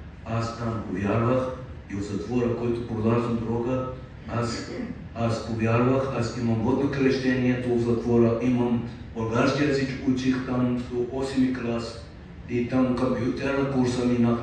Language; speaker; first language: Bulgarian; non-native, fluent; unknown